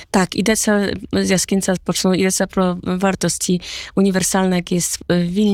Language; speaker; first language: Polish; non-native, learner; Ukrainian